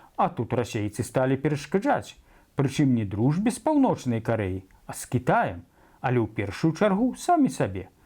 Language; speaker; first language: Belarusian; native; Belarusian